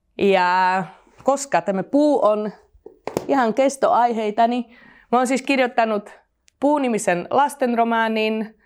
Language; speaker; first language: Finnish; non-native, fluent; Slovak